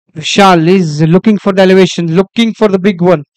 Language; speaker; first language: English; non-native, local second language; Marathi